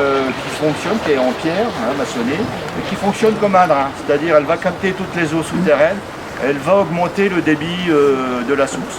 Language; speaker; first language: French; native; French